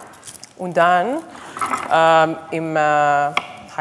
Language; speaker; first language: German; non-native, learner; Hebrew